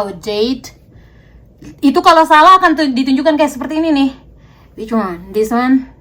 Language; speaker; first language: Indonesian; native; Indonesian